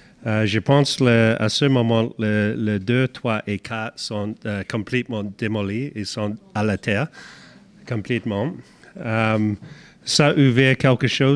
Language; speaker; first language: French; non-native, learner; English